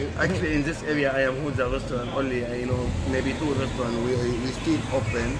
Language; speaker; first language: English; non-native, learner; Arabic